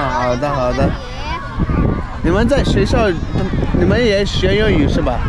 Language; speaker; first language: Chinese; non-native, learner; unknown